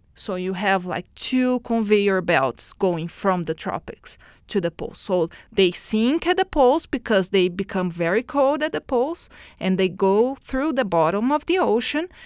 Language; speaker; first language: English; non-native, fluent; Portuguese